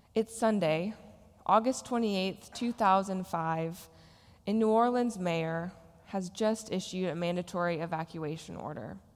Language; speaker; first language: English; native; English